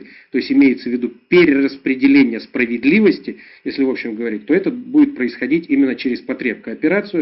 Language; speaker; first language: Russian; native; Russian